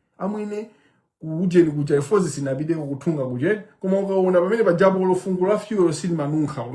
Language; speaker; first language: Nyanja; non-native, local second language; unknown